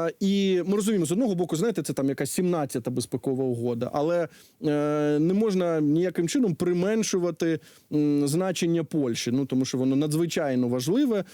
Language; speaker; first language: Ukrainian; native; Ukrainian